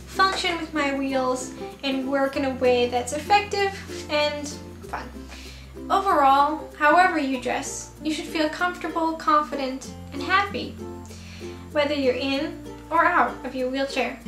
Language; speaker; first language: English; native; English